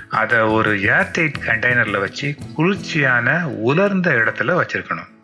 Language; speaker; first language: Tamil; native; Tamil